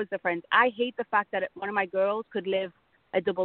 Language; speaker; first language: English; native; English